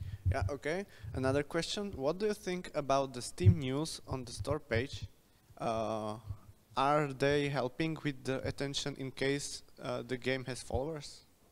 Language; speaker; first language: English; non-native, fluent; Slovak